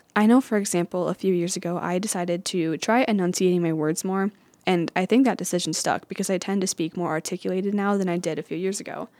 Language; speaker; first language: English; native; English